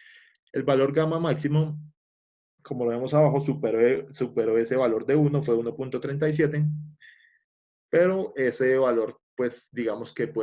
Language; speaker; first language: Spanish; native; Spanish